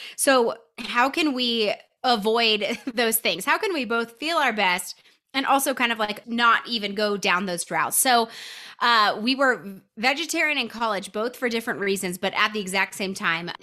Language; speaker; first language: English; native; English